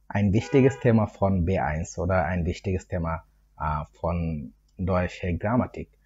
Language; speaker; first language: German; non-native, fluent; Bangla